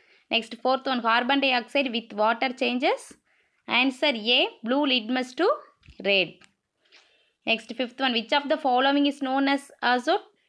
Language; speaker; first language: English; non-native, local second language; Tamil